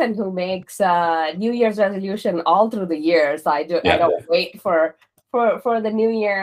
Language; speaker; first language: English; non-native, local second language; Kannada